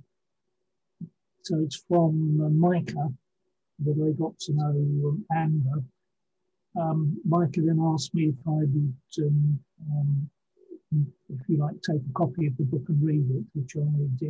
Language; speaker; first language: English; native; English